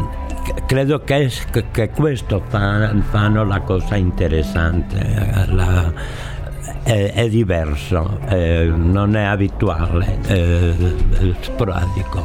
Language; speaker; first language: Italian; non-native, learner; Catalan